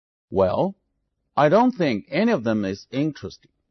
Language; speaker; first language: English; non-native, fluent; Chinese